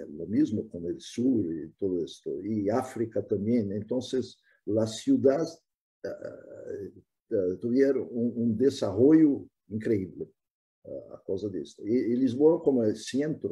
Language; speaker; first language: Spanish; non-native, fluent; Portuguese